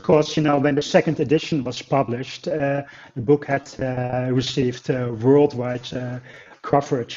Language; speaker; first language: English; non-native, fluent; Dutch